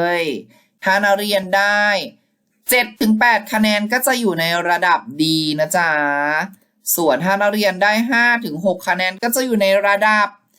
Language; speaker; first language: Thai; native; Thai